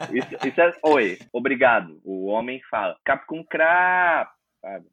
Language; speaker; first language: Portuguese; native; Portuguese